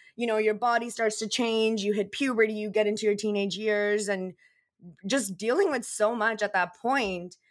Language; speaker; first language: English; early bilingual, other home language; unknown